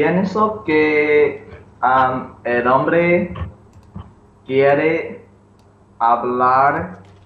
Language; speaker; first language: Spanish; non-native, learner; English